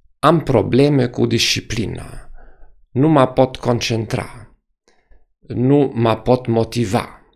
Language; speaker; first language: Romanian; non-native, fluent; German